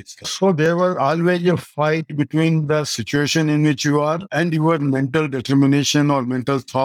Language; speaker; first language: English; non-native, local second language; Marwari